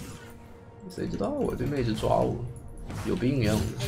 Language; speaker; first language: Chinese; native; Chinese